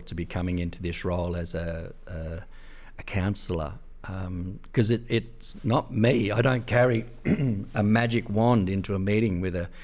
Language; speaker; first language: English; native; English